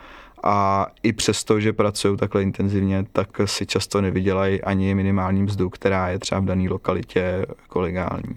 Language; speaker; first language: Czech; native; Czech